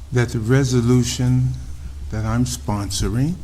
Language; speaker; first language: English; native; English